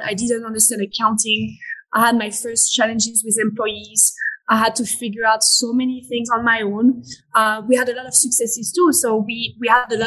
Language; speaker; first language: English; non-native, fluent; French